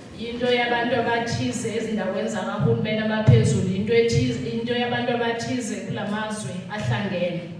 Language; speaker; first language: Zulu; non-native, local second language; Xhosa